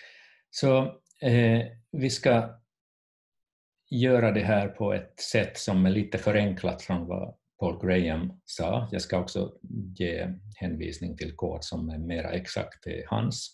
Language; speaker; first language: Swedish; non-native, fluent; Finnish